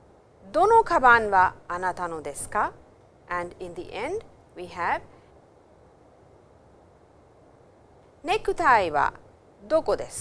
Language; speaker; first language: Japanese; non-native, fluent; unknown